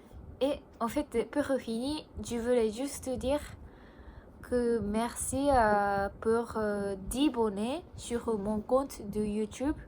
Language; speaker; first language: French; non-native, learner; Japanese